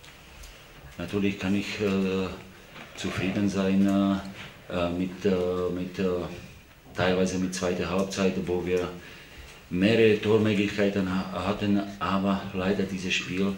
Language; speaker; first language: German; non-native, fluent; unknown